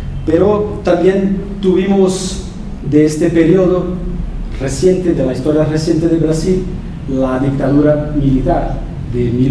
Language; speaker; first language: Spanish; non-native, fluent; Portuguese